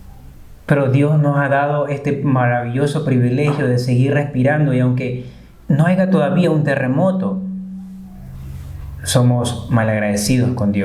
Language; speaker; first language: Spanish; native; Spanish